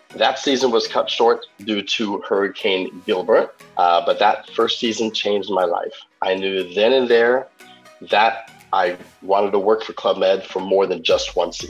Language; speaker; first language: English; native; English